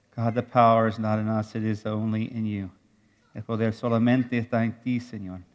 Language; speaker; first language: English; native; English